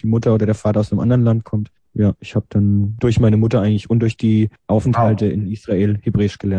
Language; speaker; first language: German; native; German